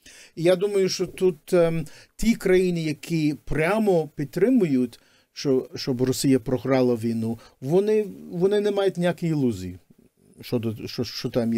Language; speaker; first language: Ukrainian; early bilingual, heritage; Ukrainian